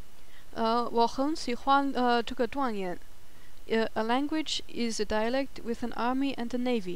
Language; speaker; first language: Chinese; non-native, learner; German